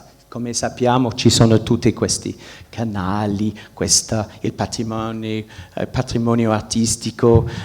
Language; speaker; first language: Italian; non-native, fluent; English